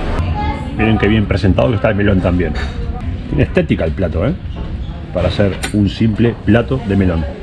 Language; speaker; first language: Spanish; native; Spanish